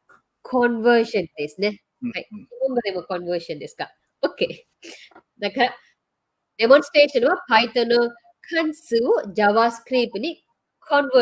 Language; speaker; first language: Japanese; non-native, fluent; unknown